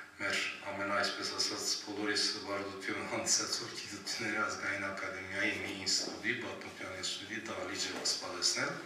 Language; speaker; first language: Armenian; early bilingual, heritage; Armenian